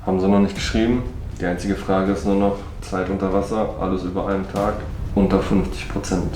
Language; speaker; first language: German; native; German